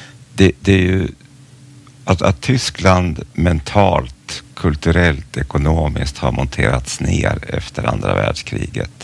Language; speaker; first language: Swedish; native; Swedish